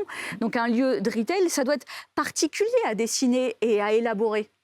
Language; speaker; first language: French; native; French